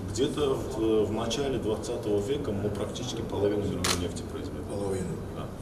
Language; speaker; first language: Russian; non-native, local second language; Azerbaijani